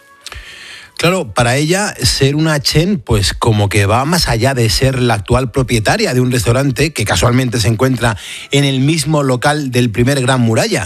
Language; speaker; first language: Spanish; native; Spanish